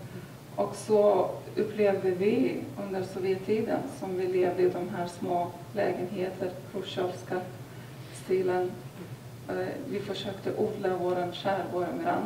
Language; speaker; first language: Swedish; non-native, fluent; Lithuanian